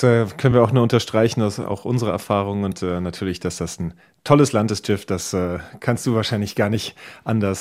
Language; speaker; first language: German; native; German